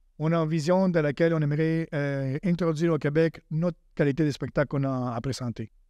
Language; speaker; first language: French; non-native, fluent; Spanish